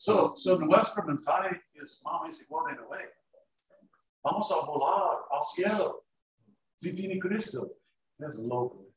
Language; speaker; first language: Spanish; non-native, learner; English